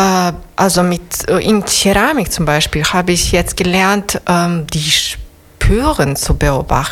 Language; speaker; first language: German; non-native, learner; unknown